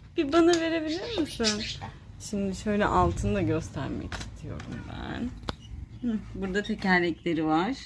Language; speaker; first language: Turkish; native; Turkish